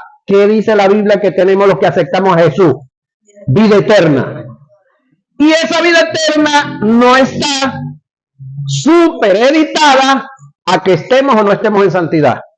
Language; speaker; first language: Spanish; native; Spanish